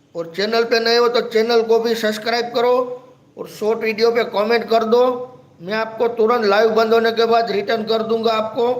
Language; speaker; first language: Hindi; non-native, local second language; Gujarati